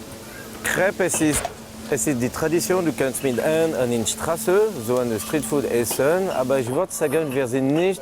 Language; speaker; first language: German; non-native, learner; French